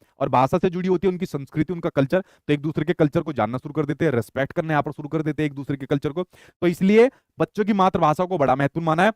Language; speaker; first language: Hindi; native; Hindi